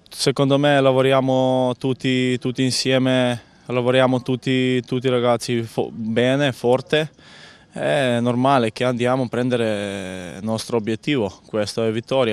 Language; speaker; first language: Italian; non-native, fluent; Macedonian